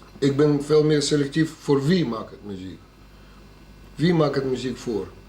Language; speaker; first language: Dutch; non-native, fluent; Russian